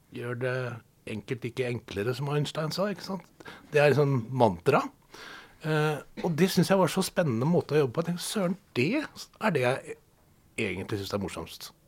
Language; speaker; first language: Norwegian; native; Norwegian